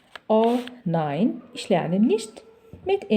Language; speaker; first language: German; non-native, fluent; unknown